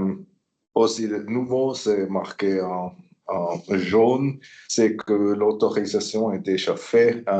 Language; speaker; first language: French; non-native, local second language; German